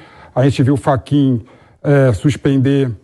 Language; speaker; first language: Portuguese; native; Portuguese